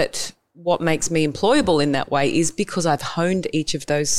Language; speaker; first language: English; native; English